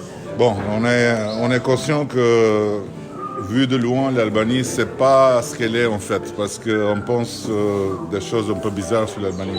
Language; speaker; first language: French; non-native, fluent; Albanian